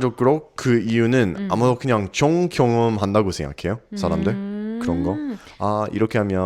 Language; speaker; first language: Korean; non-native, learner; English